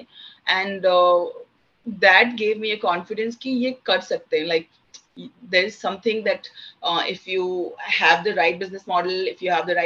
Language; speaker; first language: English; non-native, local second language; Hindi